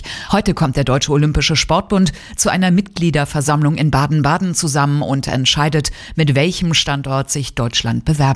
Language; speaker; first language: German; native; German